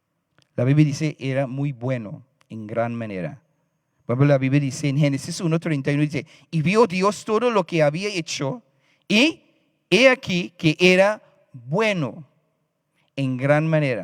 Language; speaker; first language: Spanish; non-native, fluent; English